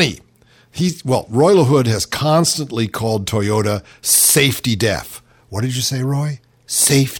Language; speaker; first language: English; native; English